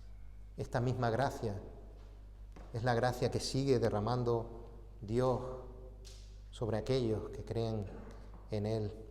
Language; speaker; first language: Spanish; native; Spanish